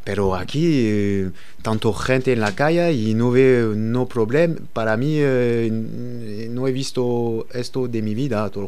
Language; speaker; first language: Spanish; non-native, learner; French